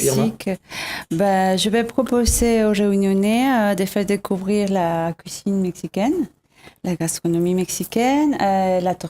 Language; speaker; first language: French; non-native, fluent; Spanish